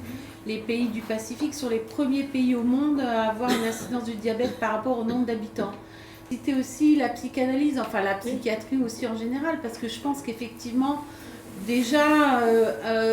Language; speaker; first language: French; native; French